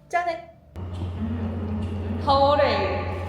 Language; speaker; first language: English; non-native, learner; Japanese